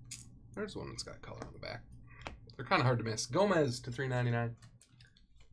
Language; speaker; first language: English; native; English